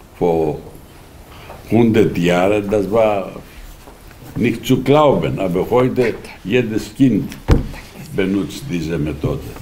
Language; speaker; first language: German; non-native, fluent; Greek